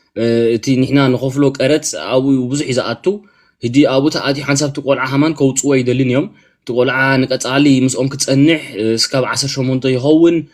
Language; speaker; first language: Tigrinya; early bilingual, heritage; Tigrinya